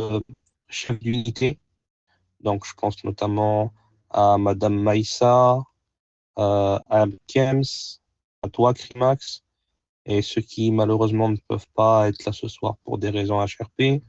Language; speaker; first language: French; native; French